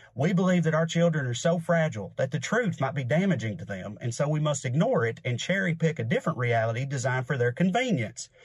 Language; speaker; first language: English; native; English